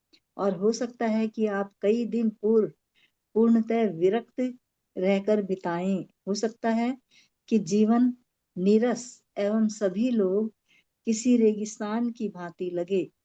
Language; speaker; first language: Hindi; native; Hindi